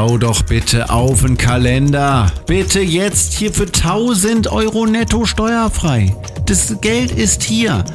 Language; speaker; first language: German; native; German